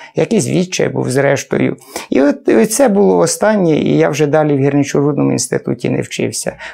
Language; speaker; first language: Ukrainian; native; Ukrainian